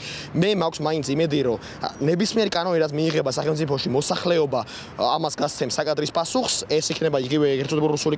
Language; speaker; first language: Georgian; native; Georgian